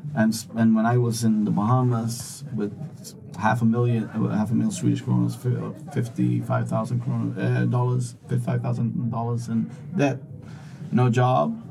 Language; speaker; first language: English; non-native, fluent; Swedish